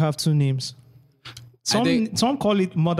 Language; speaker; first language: English; non-native, local second language; Yoruba